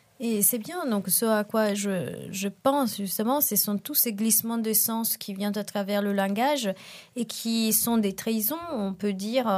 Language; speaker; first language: French; non-native, fluent; Italian